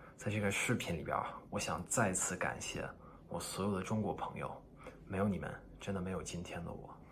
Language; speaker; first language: Chinese; non-native, fluent; English